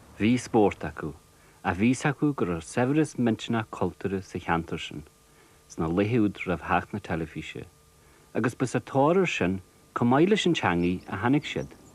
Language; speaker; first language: Irish; native; Irish